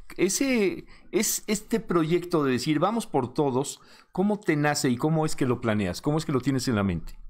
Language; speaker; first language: Spanish; native; Spanish